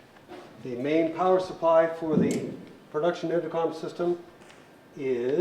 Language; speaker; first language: English; native; English